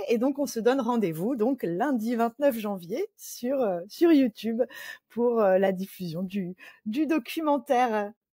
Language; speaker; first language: French; native; French